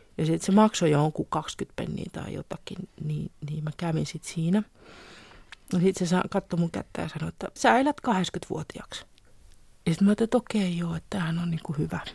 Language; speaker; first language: Finnish; native; Finnish